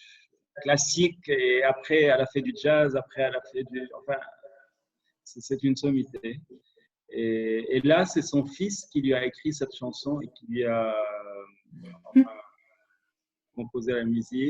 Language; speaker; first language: French; non-native, local second language; Arabic